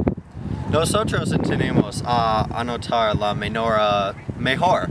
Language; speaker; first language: Spanish; non-native, learner; English